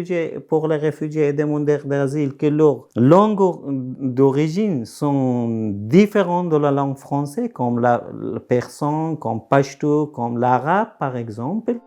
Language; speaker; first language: French; non-native, fluent; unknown